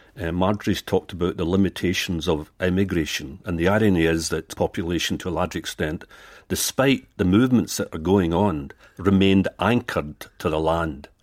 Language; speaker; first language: English; native; English